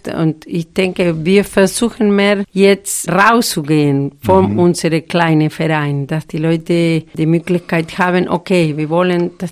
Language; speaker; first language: German; non-native, fluent; Spanish